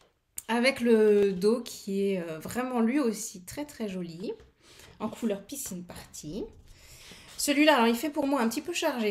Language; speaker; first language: French; native; French